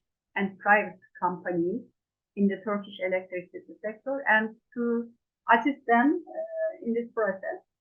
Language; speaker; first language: English; non-native, fluent; Turkish